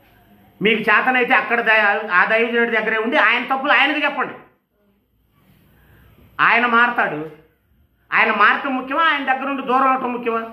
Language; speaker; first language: Telugu; native; Telugu